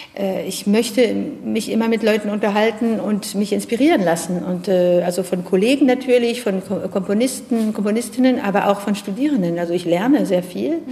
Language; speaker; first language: German; non-native, fluent; French